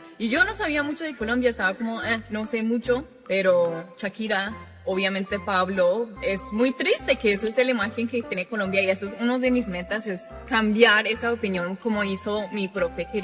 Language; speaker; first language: Spanish; non-native, fluent; English